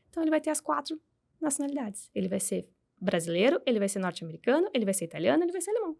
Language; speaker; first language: Portuguese; native; Portuguese